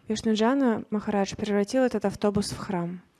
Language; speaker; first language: Russian; native; Russian